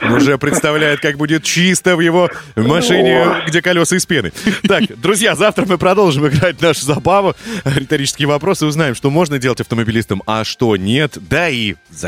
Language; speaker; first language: Russian; native; Russian